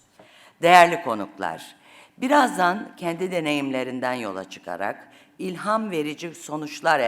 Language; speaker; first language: Turkish; native; Turkish